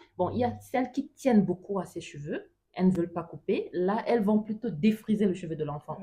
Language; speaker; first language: French; non-native, local second language; Lingala